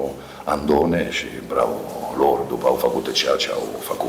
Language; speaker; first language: Romanian; non-native, learner; Italian